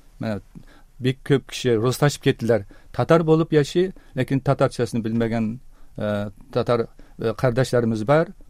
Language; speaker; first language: Tatar; early bilingual, heritage; Tatar